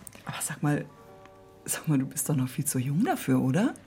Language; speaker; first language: German; native; German